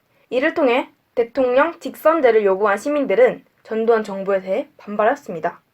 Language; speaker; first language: Korean; native; Korean